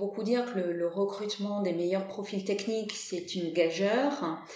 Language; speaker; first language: French; native; French